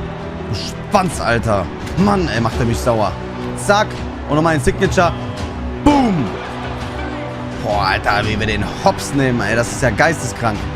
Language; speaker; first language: German; native; German